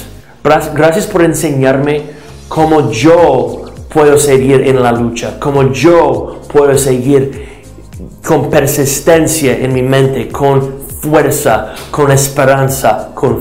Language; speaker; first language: Spanish; non-native, fluent; English